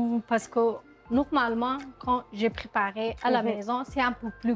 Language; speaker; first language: French; non-native, learner; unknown